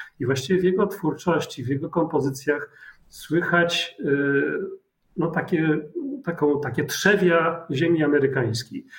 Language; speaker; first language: Polish; native; Polish